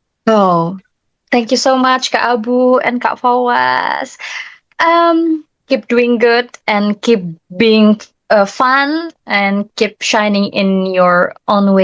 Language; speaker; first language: English; non-native, learner; Indonesian